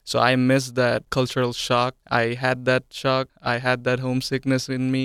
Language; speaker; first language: English; non-native, local second language; Bangla